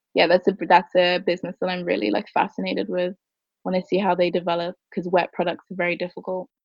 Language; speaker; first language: English; native; English